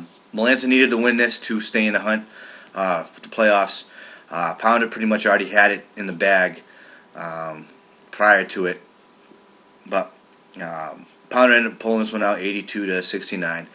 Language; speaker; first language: English; native; English